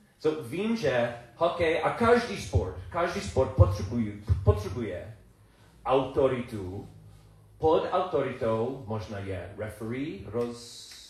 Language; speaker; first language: Czech; non-native, learner; English